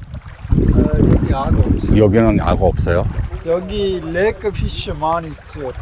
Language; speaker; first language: Korean; non-native, learner; Sinhala